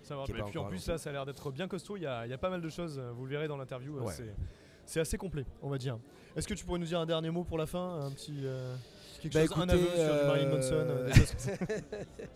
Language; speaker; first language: French; native; French